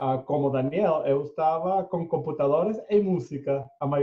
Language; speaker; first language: Portuguese; non-native, fluent; Spanish